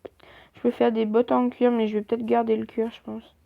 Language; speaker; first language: French; native; French